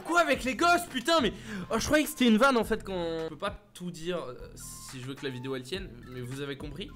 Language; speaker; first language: French; native; French